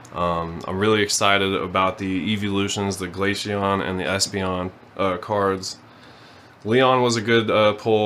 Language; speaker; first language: English; native; English